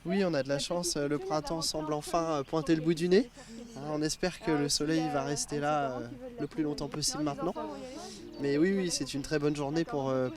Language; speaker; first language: French; native; French